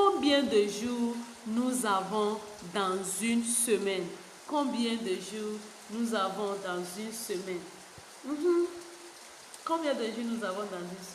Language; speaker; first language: French; non-native, fluent; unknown